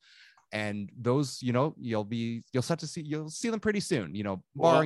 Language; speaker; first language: English; native; English